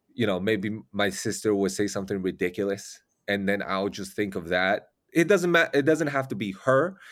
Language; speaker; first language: English; non-native, fluent; Chinese